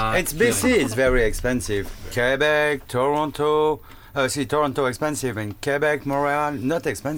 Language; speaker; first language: English; non-native, learner; French